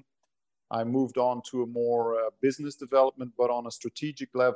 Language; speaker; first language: English; non-native, fluent; Portuguese